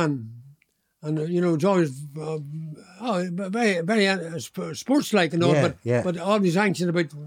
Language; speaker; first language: English; native; English